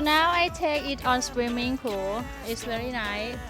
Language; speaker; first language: English; non-native, learner; Thai